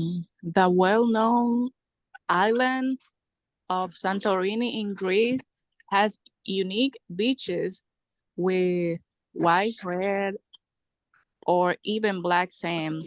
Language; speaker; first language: English; non-native, fluent; Spanish